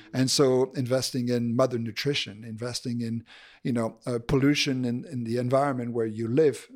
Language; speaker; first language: English; non-native, fluent; French